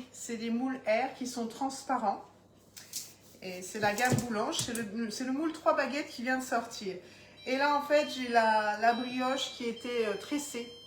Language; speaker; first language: French; native; French